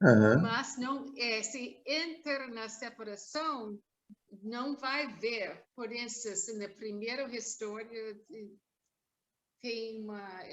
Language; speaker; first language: Portuguese; non-native, learner; English